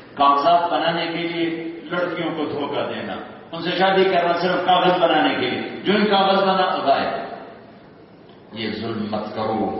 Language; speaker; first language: Urdu; native; Urdu